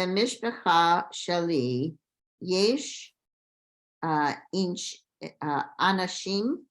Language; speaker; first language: Hebrew; non-native, learner; English